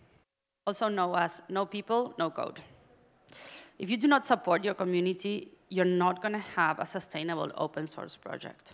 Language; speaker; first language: English; non-native, fluent; Spanish